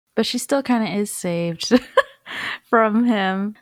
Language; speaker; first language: English; native; English